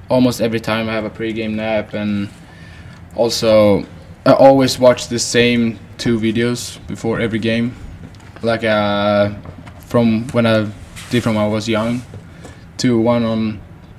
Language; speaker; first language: English; non-native, fluent; Swedish